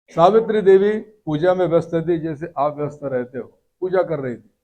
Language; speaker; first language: Hindi; non-native, local second language; Marathi